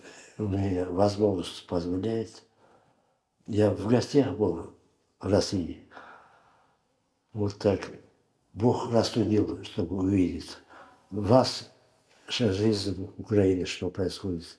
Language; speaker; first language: Russian; non-native, learner; Uzbek